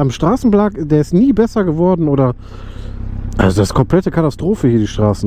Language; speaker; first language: German; native; German